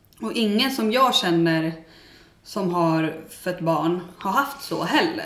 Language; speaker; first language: Swedish; native; Swedish